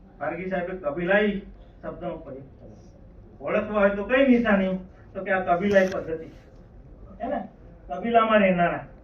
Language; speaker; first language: Gujarati; non-native, local second language; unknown